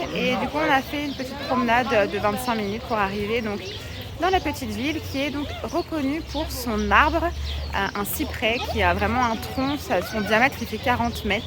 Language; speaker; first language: French; native; French